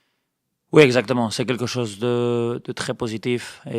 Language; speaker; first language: French; non-native, fluent; Spanish